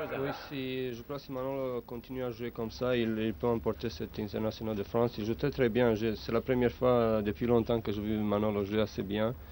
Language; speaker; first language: French; non-native, learner; Romanian